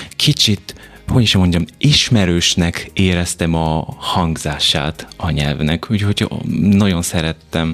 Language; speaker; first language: Hungarian; non-native, learner; Japanese